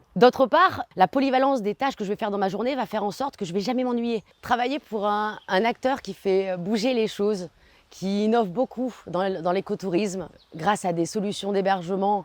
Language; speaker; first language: French; native; French